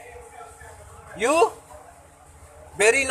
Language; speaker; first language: English; non-native, learner; Achinese